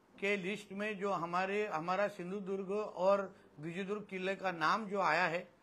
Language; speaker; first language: Hindi; non-native, local second language; Marathi